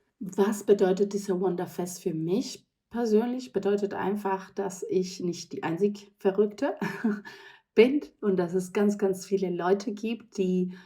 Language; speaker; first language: German; non-native, fluent; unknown